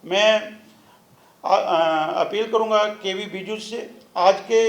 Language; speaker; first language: Hindi; non-native, local second language; Punjabi